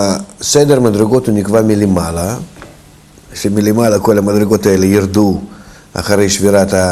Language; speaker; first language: Hebrew; non-native, fluent; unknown